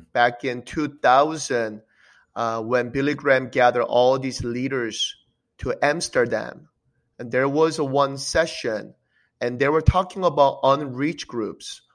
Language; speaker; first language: English; early bilingual, other home language; Korean